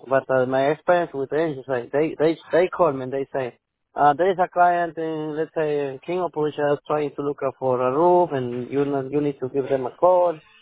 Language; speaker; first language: English; non-native, learner; Spanish